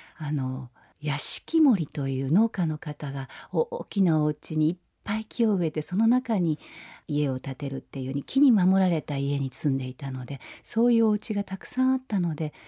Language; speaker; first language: Japanese; native; Japanese